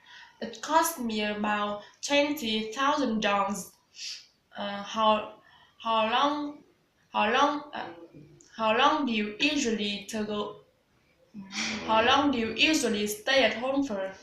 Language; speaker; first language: English; non-native, learner; Vietnamese